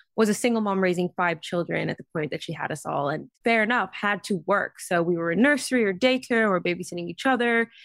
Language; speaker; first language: English; native; English